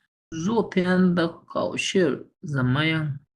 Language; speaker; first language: Chinese; non-native, learner; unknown